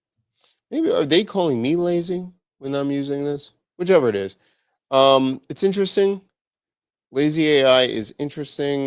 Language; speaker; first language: English; native; English